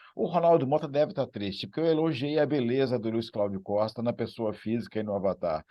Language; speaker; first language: Portuguese; native; Portuguese